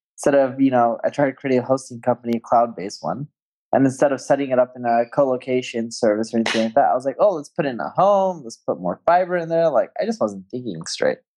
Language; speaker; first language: English; native; English